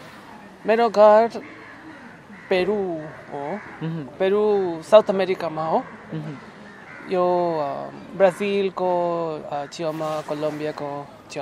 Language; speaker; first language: Nepali; non-native, learner; Spanish